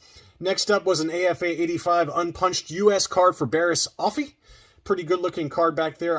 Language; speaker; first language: English; native; English